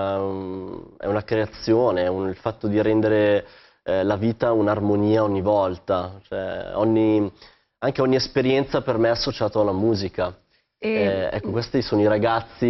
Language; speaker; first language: Italian; native; Italian